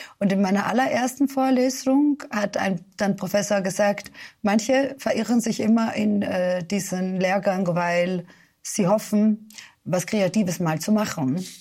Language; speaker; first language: German; early bilingual, other home language; Serbian